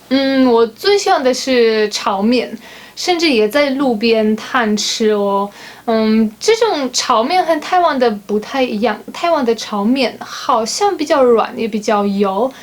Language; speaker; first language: Chinese; non-native, fluent; Polish